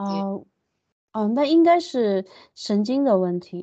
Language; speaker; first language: Chinese; non-native, learner; Japanese